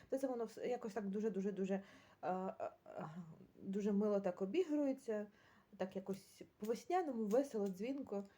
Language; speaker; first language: Ukrainian; native; Ukrainian